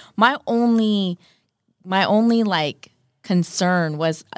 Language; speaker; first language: English; early bilingual, other home language; Spanish